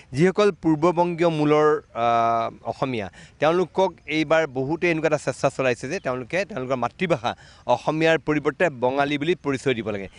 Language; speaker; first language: Assamese; native; Assamese